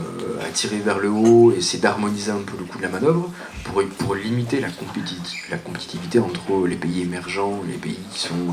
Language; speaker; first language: French; native; French